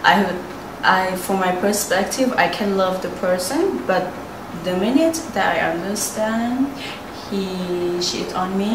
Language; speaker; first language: English; non-native, fluent; Thai